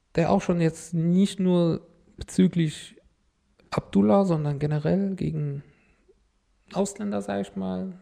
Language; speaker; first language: German; non-native, fluent; Arabic